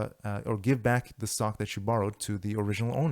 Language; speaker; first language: English; native; English